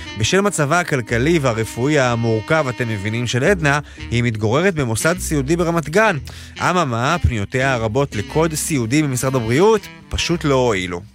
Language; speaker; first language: Hebrew; native; Hebrew